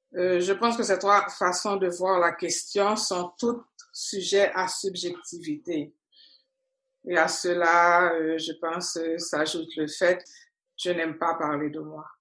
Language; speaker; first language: French; non-native, local second language; Haitian Creole